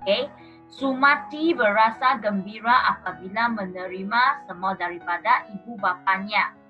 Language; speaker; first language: Malay; non-native, local second language; Chinese